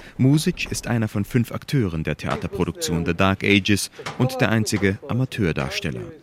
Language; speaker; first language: German; native; German